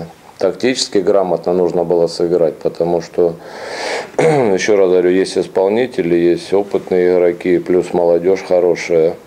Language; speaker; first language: Russian; native; Russian